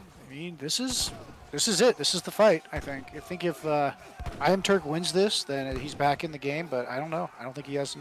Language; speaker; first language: English; native; English